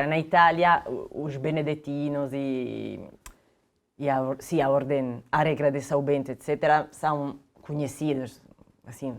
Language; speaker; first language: Portuguese; non-native, fluent; Italian